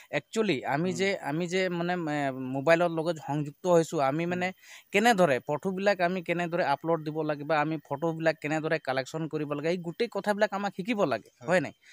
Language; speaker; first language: Assamese; non-native, local second language; Sadri